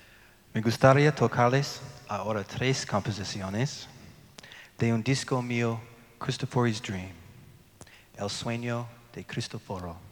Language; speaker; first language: Spanish; non-native, learner; English